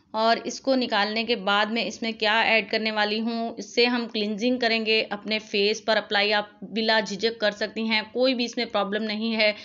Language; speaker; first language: Urdu; native; Urdu